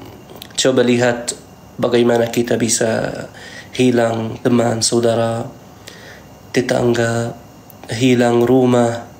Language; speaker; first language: Indonesian; non-native, fluent; Arabic